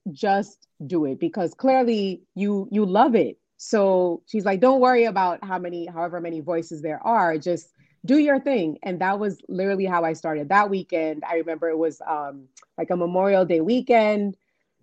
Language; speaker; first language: English; non-native, local second language; Yoruba